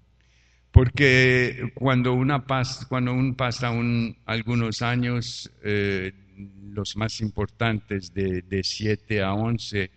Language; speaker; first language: Spanish; non-native, fluent; French